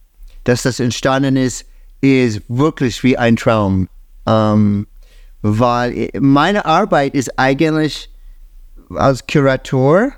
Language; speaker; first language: German; non-native, fluent; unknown